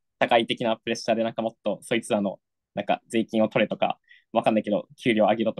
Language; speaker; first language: Japanese; native; Japanese